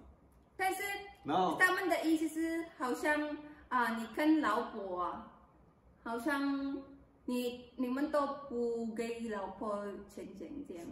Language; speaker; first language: Chinese; non-native, learner; Filipino